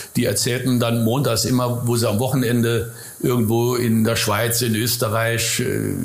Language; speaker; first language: German; native; German